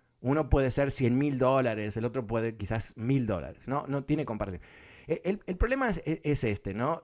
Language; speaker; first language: Spanish; early bilingual, other home language; English